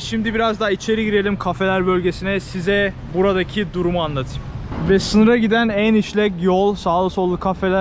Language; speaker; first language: Turkish; native; Turkish